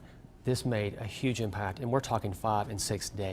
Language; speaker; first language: English; native; English